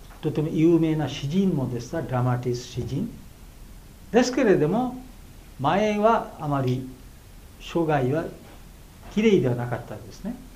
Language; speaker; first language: Japanese; non-native, fluent; Bangla